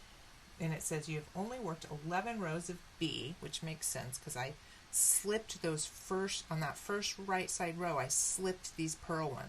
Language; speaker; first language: English; native; English